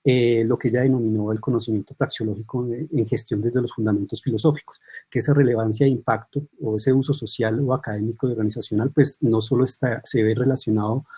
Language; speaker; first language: Spanish; native; Spanish